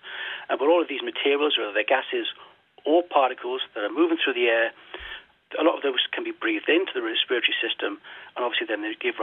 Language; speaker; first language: English; native; English